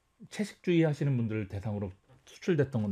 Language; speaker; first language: Korean; native; Korean